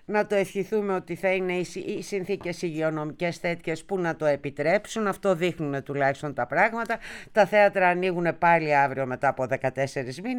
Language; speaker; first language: Greek; native; Greek